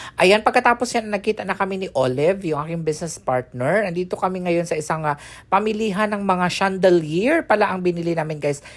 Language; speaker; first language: Filipino; native; Filipino